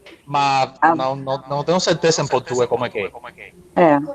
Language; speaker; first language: Portuguese; non-native, learner; Spanish